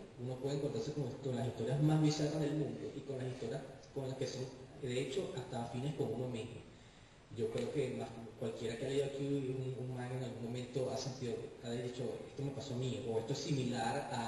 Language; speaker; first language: Spanish; native; Spanish